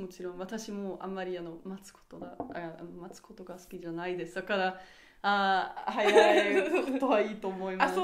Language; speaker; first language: Japanese; non-native, learner; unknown